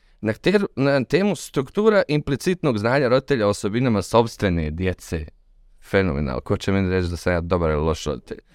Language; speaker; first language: Serbian; native; Serbian